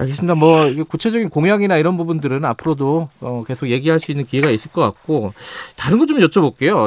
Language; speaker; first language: Korean; native; Korean